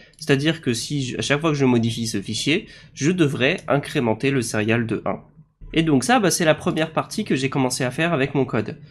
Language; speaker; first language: French; native; French